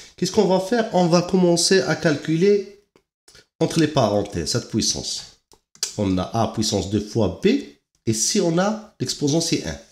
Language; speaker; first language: French; non-native, local second language; Arabic